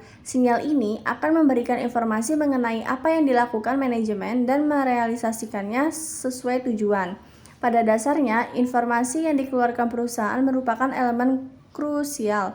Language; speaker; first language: Indonesian; native; Indonesian